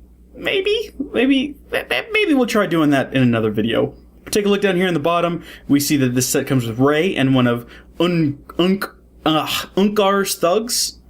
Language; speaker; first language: English; native; English